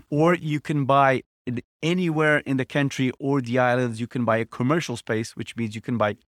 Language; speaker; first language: English; non-native, fluent; Portuguese